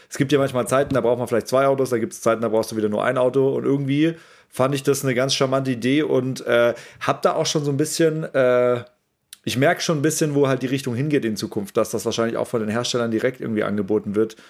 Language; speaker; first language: German; native; German